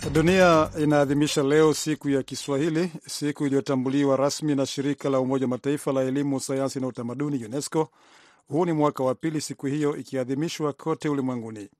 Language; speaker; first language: Swahili; non-native, local second language; Rundi